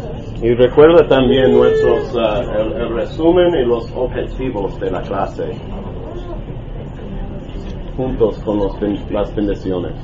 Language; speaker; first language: Spanish; non-native, learner; English